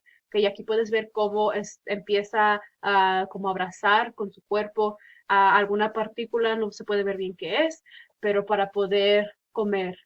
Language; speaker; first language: Spanish; early bilingual, heritage; Spanish